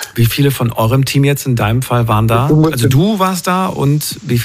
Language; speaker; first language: German; native; German